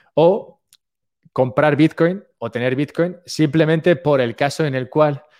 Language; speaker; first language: Spanish; native; Spanish